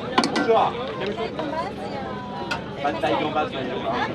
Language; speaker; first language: French; native; French